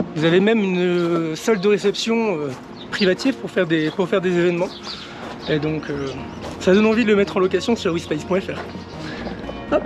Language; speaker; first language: French; native; French